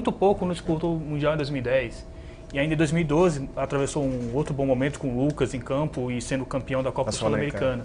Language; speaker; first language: Portuguese; native; Portuguese